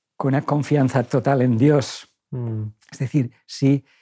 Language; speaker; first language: Spanish; native; Spanish